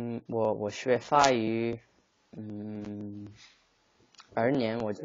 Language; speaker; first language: Chinese; non-native, learner; English